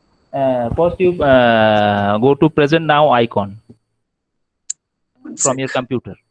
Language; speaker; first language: English; non-native, local second language; Bangla